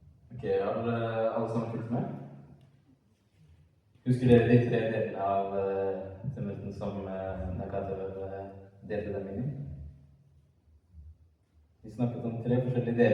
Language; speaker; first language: Norwegian; early bilingual, other home language; Amharic